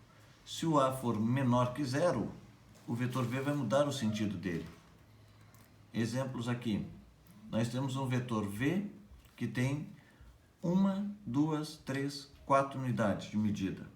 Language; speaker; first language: Portuguese; native; Portuguese